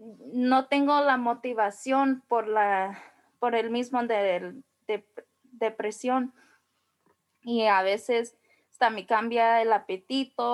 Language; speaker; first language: Spanish; early bilingual, heritage; Spanish